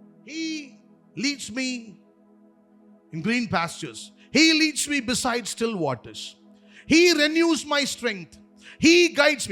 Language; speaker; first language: English; non-native, local second language; Tamil